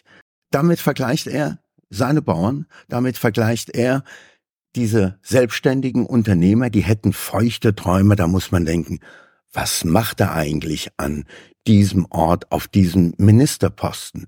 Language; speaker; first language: German; native; German